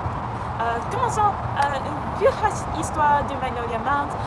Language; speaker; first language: French; non-native, learner; English